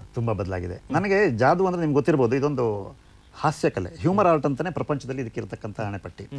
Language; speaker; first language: Kannada; native; Kannada